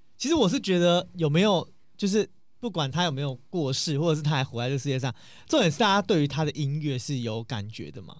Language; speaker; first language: Chinese; native; Chinese